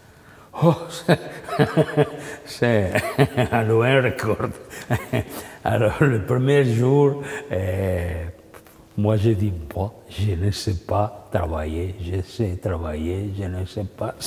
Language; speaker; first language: French; non-native, learner; Italian